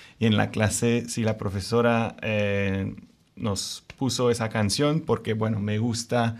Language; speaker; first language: Spanish; non-native, fluent; French